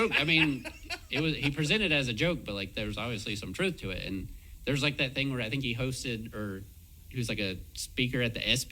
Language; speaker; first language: English; native; English